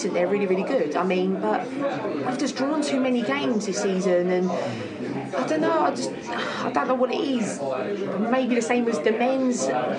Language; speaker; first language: English; native; English